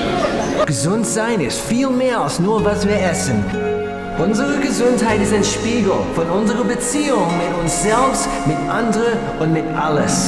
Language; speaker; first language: German; non-native, fluent; English